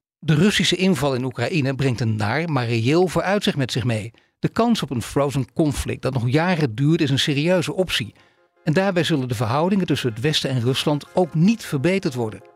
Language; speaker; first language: Dutch; native; Dutch